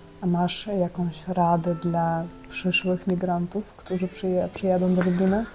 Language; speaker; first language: Polish; non-native, fluent; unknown